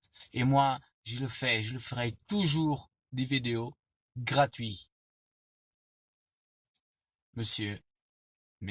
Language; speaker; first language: French; non-native, fluent; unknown